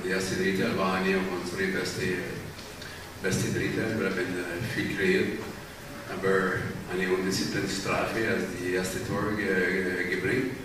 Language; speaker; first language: German; non-native, learner; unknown